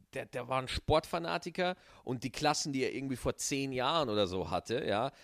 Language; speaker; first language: German; native; German